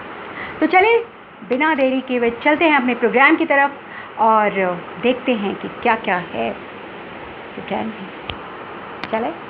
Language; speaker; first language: Hindi; native; Hindi